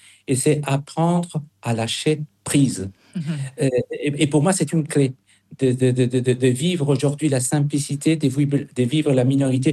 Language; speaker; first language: French; non-native, fluent; Spanish